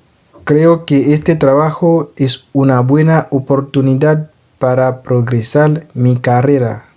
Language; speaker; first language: Spanish; non-native, fluent; Haitian Creole